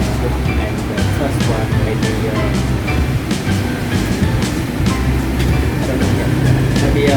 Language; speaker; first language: English; non-native, learner; Vietnamese